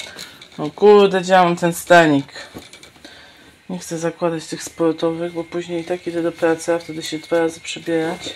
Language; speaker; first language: Polish; native; Polish